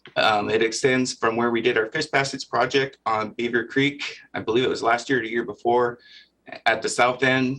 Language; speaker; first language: English; native; English